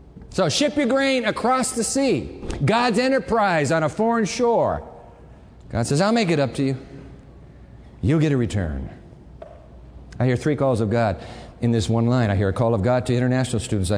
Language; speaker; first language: English; early bilingual, other home language; Japanese